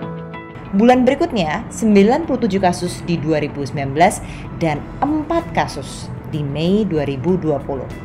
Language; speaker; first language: Indonesian; native; Indonesian